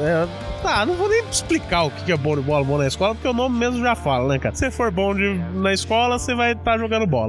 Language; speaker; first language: Portuguese; native; Portuguese